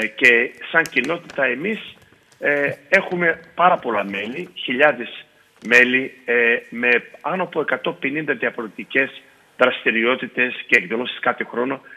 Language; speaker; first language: Greek; early bilingual, heritage; Greek